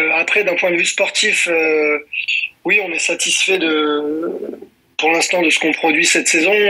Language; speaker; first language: French; native; French